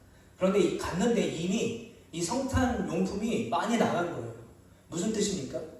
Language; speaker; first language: Korean; native; Korean